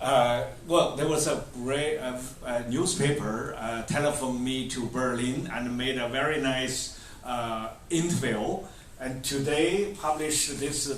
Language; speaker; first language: English; non-native, fluent; Chinese